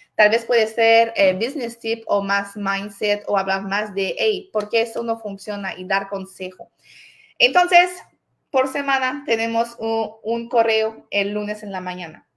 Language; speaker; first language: Spanish; non-native, fluent; French